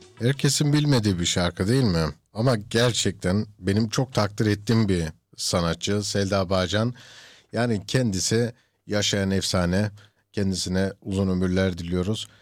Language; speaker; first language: Turkish; early bilingual, heritage; Turkish